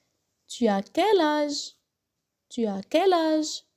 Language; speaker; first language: French; non-native, local second language; Arabic